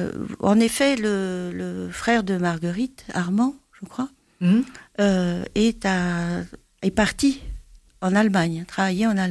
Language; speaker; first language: French; native; French